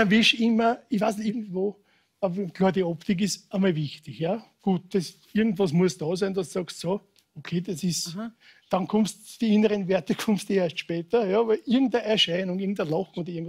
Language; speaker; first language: German; native; German